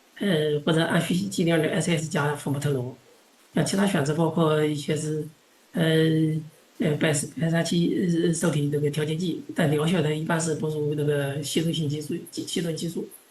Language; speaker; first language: Chinese; non-native, local second language; Indonesian